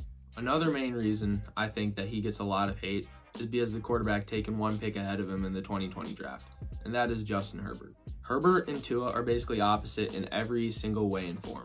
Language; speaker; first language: English; native; English